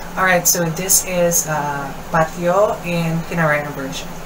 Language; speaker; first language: English; non-native, local second language; Kinaray-a